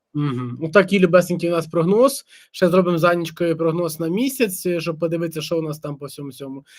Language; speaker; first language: Ukrainian; native; Ukrainian